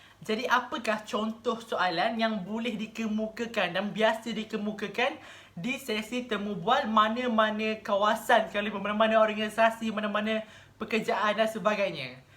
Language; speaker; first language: Malay; native; Malay